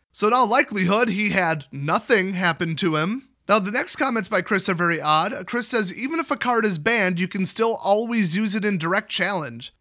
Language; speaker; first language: English; native; English